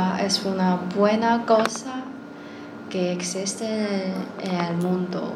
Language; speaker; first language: Spanish; non-native, learner; Chinese